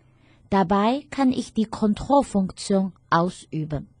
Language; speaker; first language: German; non-native, fluent; Chinese